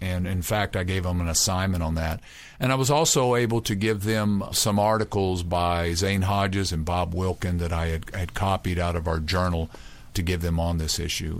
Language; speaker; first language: English; native; English